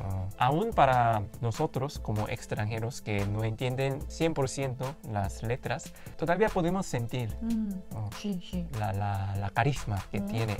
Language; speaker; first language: Spanish; non-native, fluent; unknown